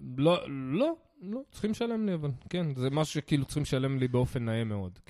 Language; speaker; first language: Hebrew; native; Hebrew